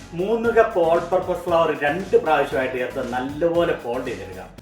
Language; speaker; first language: Malayalam; native; Malayalam